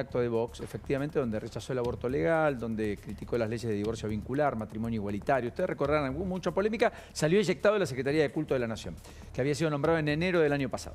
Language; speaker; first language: Spanish; native; Spanish